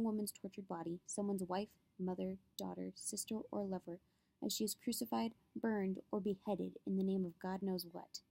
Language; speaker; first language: English; native; English